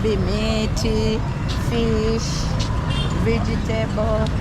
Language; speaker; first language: English; non-native, local second language; Swahili